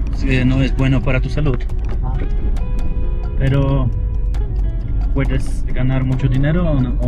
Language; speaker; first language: Spanish; non-native, learner; Polish